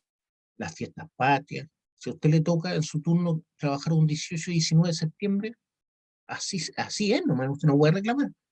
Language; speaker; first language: Spanish; native; Spanish